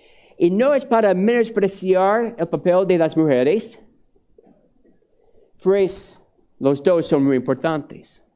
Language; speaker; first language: Spanish; non-native, fluent; English